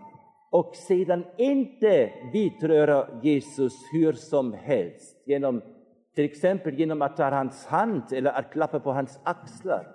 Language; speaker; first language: Swedish; non-native, fluent; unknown